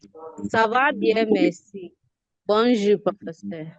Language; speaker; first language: French; non-native, learner; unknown